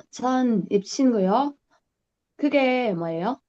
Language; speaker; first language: Korean; non-native, learner; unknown